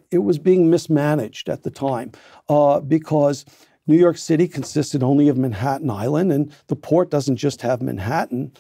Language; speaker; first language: English; native; English